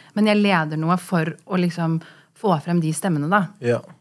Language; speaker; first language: Norwegian; early bilingual, other home language; Kurdish